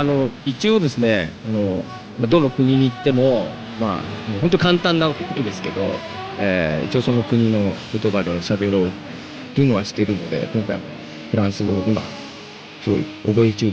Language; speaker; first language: Japanese; native; Japanese